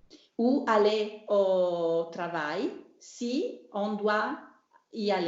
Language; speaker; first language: French; non-native, learner; Italian